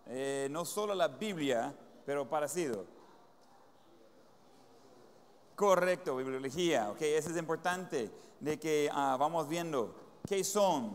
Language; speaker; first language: Spanish; non-native, fluent; English